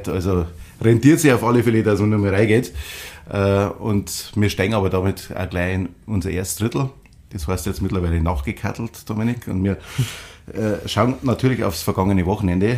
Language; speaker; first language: German; native; German